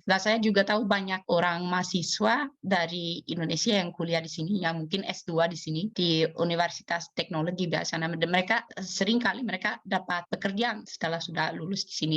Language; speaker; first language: Indonesian; non-native, fluent; Swedish